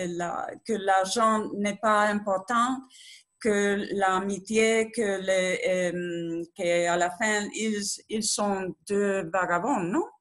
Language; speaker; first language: French; non-native, learner; Spanish